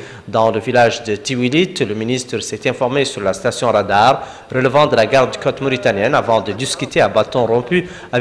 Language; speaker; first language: French; non-native, local second language; Arabic